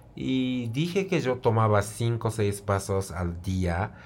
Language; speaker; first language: Spanish; non-native, fluent; Japanese